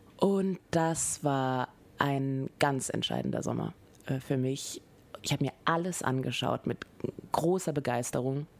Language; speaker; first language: German; non-native, fluent; French